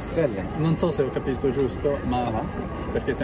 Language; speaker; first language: Italian; non-native, local second language; Romansh